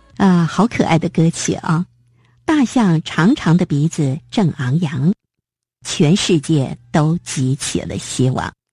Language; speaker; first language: Chinese; native; Chinese